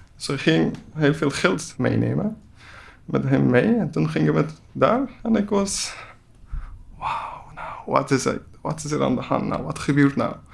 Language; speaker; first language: Dutch; non-native, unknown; Persian